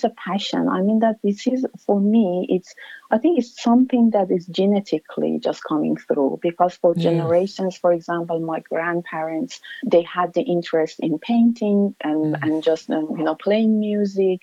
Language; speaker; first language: English; non-native, fluent; Persian